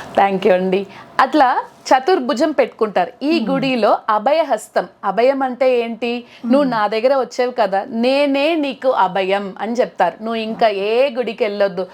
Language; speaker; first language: Telugu; non-native, local second language; Tamil